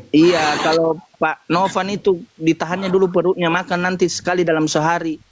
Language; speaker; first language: Indonesian; non-native, local second language; Nias